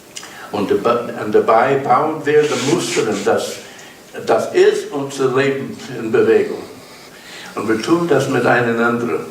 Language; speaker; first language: German; non-native, learner; English